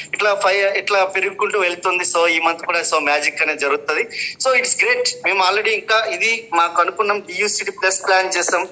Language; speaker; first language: Telugu; native; Telugu